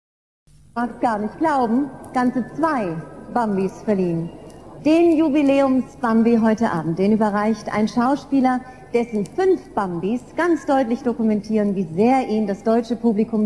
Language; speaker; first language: German; native; German